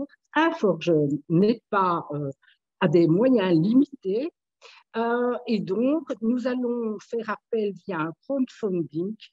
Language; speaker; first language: French; native; French